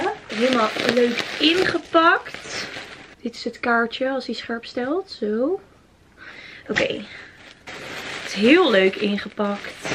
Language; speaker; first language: Dutch; native; Dutch